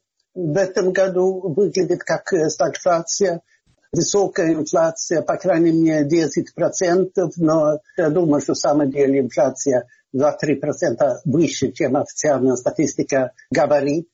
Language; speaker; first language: Russian; non-native, fluent; Swedish